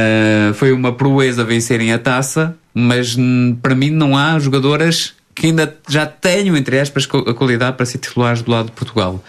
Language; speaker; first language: Portuguese; native; Portuguese